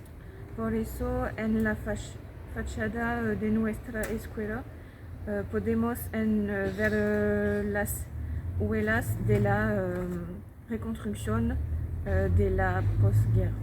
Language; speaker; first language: Spanish; non-native, learner; French